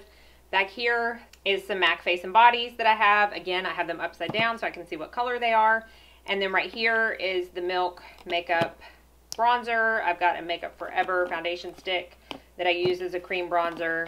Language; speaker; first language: English; native; English